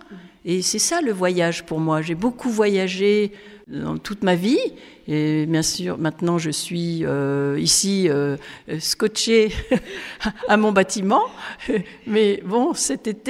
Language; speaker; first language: French; native; French